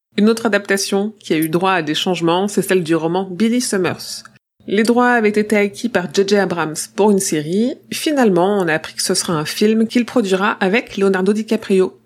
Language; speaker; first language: French; native; French